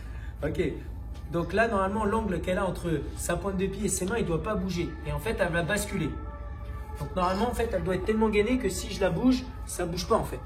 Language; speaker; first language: French; native; French